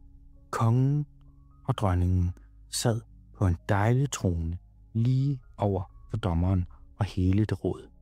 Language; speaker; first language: Danish; native; Danish